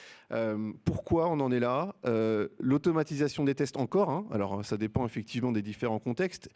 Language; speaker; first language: French; native; French